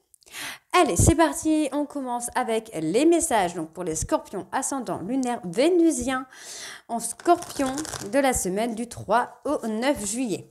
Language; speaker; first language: French; native; French